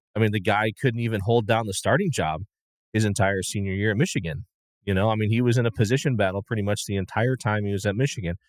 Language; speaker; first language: English; native; English